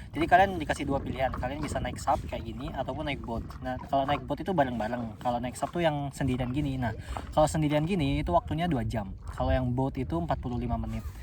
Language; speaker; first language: Indonesian; native; Indonesian